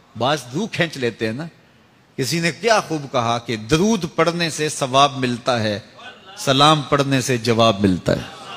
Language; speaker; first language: Urdu; non-native, local second language; Punjabi